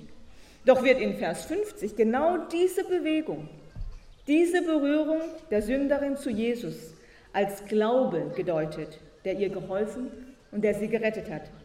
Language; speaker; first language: German; native; German